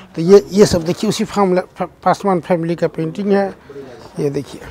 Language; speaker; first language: Hindi; native; Hindi